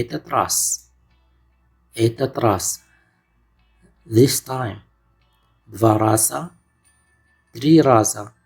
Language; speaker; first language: Russian; non-native, fluent; Arabic